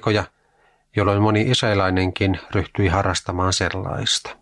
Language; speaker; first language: Finnish; native; Finnish